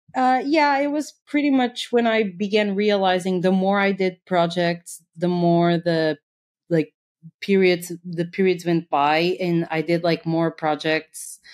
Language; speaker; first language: English; non-native, fluent; Portuguese